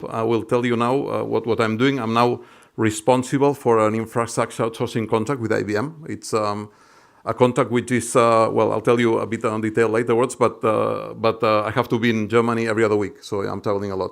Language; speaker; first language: English; non-native, fluent; Catalan